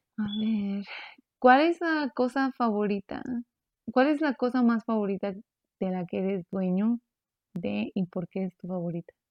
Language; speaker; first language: Spanish; early bilingual, heritage; Spanish